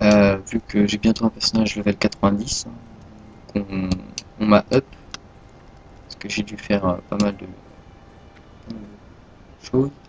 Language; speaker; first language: French; native; French